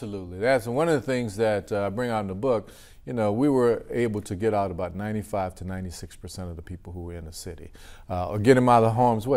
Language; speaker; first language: English; native; English